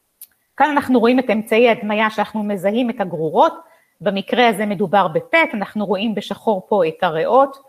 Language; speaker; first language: Hebrew; native; Hebrew